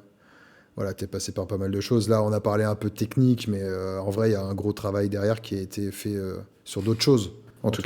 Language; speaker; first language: French; native; French